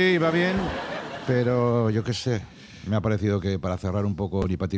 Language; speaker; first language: Spanish; native; Spanish